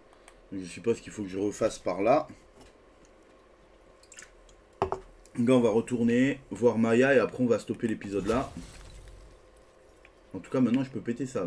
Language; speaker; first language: French; native; French